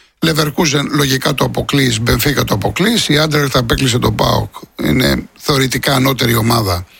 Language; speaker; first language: Greek; native; Greek